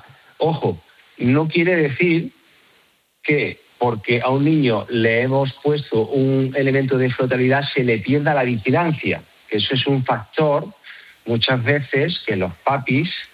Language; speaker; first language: Spanish; native; Spanish